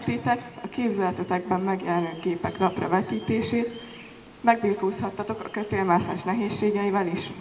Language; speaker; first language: Hungarian; native; Hungarian